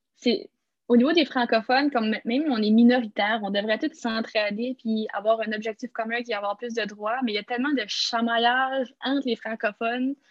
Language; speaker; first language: French; native; French